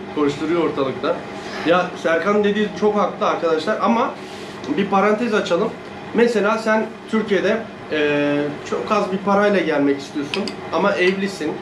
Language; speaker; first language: Turkish; native; Turkish